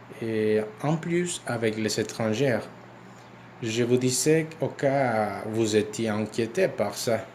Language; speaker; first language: French; non-native, learner; Spanish